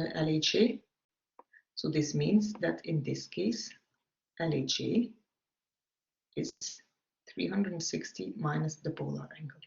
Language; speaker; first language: English; non-native, fluent; Dutch